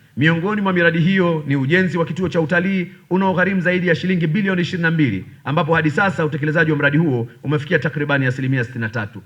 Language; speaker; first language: Swahili; native; Swahili